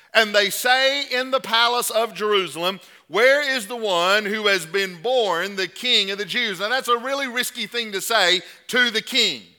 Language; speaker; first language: English; native; English